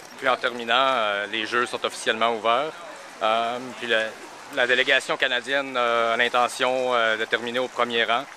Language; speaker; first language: French; native; French